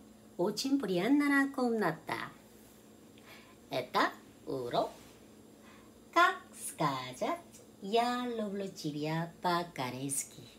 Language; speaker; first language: Russian; non-native, learner; Korean